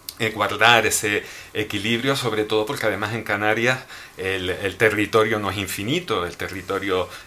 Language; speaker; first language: Spanish; native; Spanish